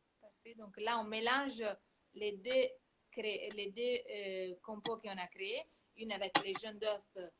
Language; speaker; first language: French; non-native, fluent; Italian